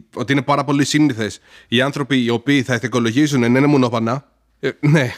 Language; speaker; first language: Greek; early bilingual, heritage; Greek